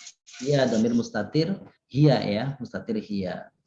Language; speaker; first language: Arabic; non-native, fluent; Indonesian